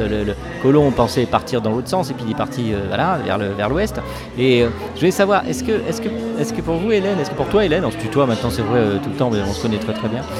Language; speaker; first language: French; native; French